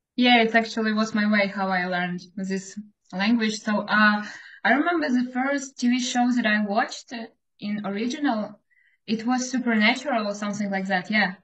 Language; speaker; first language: English; non-native, fluent; Ukrainian